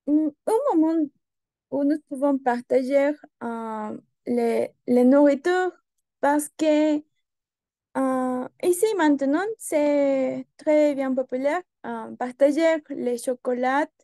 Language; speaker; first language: French; non-native, learner; Spanish